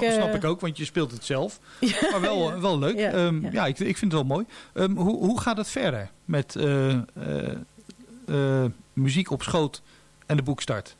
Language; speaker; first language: Dutch; native; Dutch